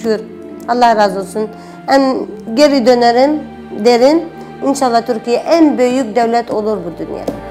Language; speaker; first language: Turkish; non-native, learner; Arabic